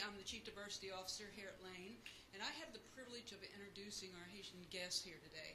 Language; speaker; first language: English; native; English